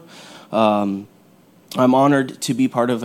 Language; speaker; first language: English; native; English